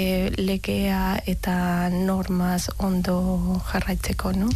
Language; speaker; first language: Basque; non-native, learner; Spanish